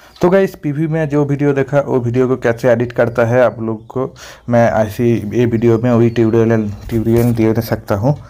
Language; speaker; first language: Hindi; non-native, local second language; Bangla